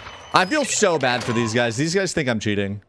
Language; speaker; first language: English; native; English